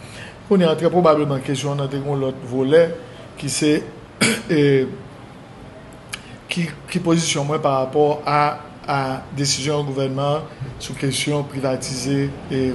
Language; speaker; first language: French; non-native, local second language; Haitian Creole